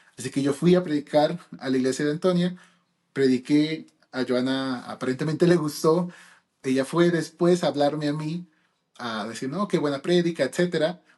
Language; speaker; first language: Spanish; early bilingual, heritage; Spanish